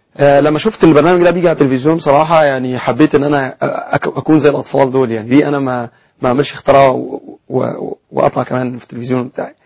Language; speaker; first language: Arabic; native; Arabic